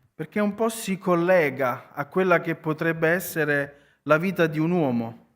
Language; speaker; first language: Italian; native; Italian